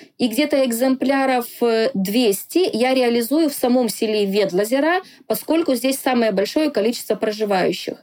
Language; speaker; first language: Russian; non-native, local second language; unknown